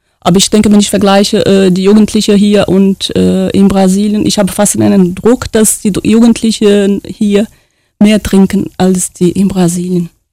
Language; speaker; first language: German; non-native, fluent; Portuguese